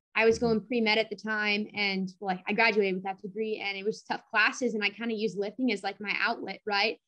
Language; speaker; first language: English; native; English